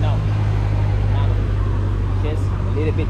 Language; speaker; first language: English; non-native, fluent; Spanish